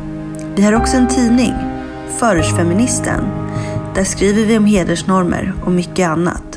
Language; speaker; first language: Swedish; native; Swedish